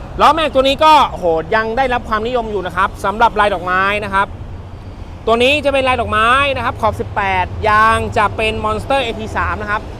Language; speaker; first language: Thai; native; Thai